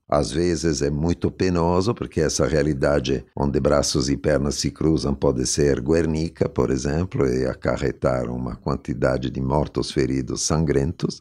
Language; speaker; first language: Portuguese; non-native, fluent; Italian